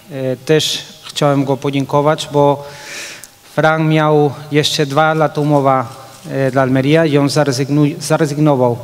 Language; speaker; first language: Polish; non-native, fluent; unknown